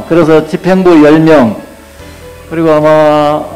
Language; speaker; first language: Korean; native; Korean